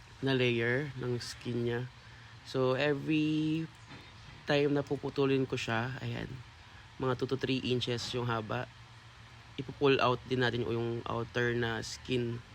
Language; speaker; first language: Filipino; non-native, local second language; Pampanga